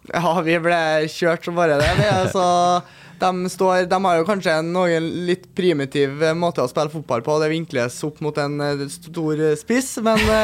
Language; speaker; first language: Norwegian; native; Norwegian